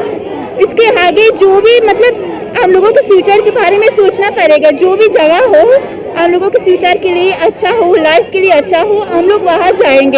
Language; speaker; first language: Hindi; non-native, learner; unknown